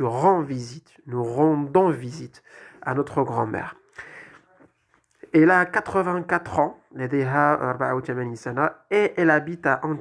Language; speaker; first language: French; non-native, local second language; Arabic